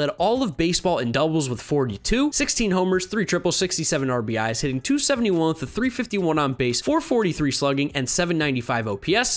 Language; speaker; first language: English; native; English